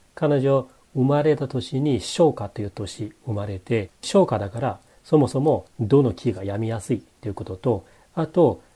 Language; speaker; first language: Japanese; non-native, fluent; Chinese